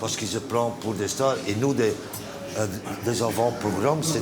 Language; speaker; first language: French; non-native, local second language; Dutch